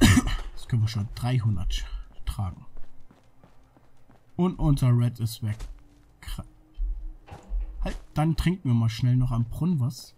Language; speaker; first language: German; native; German